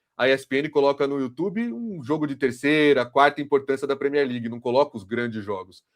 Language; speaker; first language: Portuguese; native; Portuguese